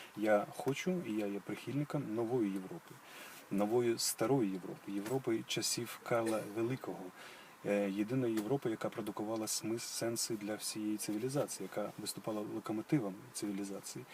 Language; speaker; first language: Ukrainian; non-native, local second language; Russian